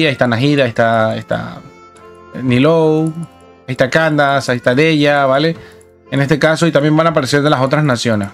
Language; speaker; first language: Spanish; native; Spanish